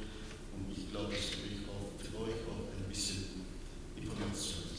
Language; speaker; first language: German; non-native, learner; Persian